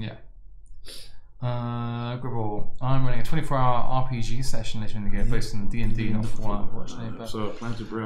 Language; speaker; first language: English; native; English